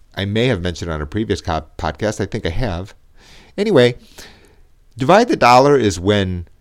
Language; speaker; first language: English; native; English